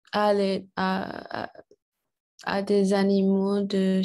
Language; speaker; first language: French; non-native, learner; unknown